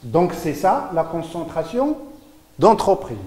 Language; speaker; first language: French; non-native, local second language; Arabic